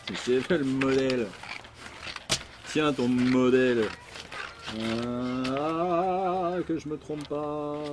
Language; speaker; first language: French; native; French